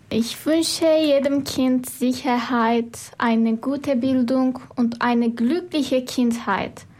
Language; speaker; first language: German; non-native, fluent; Turkish